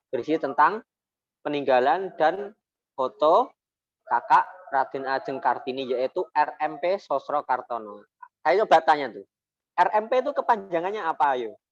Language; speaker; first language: Indonesian; non-native, local second language; Javanese